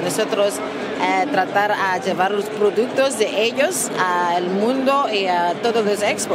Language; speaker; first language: Spanish; non-native, fluent; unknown